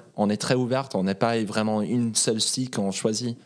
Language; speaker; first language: French; non-native, fluent; Norwegian